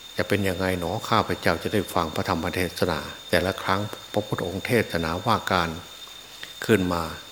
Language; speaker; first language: Thai; native; Thai